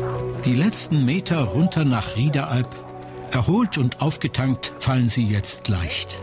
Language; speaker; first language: German; native; German